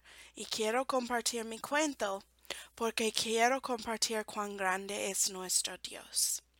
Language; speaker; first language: Spanish; non-native, fluent; English